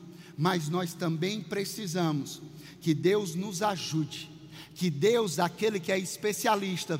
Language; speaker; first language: Portuguese; native; Portuguese